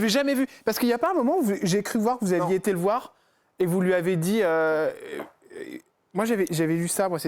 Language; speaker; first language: French; native; French